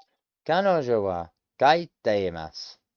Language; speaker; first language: Japanese; non-native, learner; English